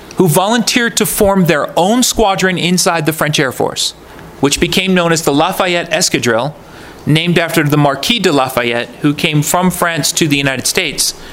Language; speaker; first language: English; native; English